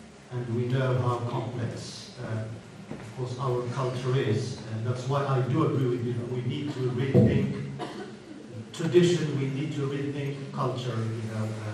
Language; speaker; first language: English; non-native, fluent; Arabic